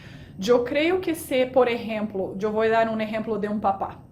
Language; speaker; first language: Spanish; non-native, fluent; Portuguese